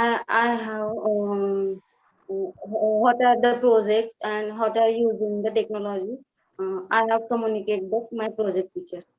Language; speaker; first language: English; non-native, learner; Marathi